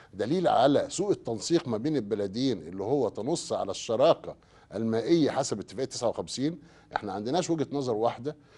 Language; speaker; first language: Arabic; native; Arabic